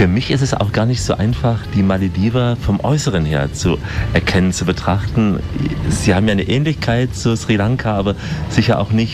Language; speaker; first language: German; native; German